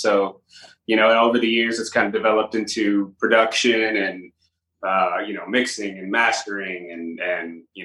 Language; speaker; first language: English; native; English